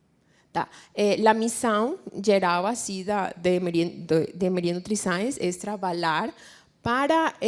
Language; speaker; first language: Portuguese; non-native, fluent; Spanish